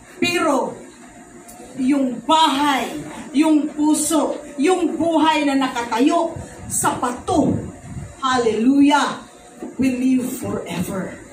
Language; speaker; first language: Filipino; non-native, local second language; Cebuano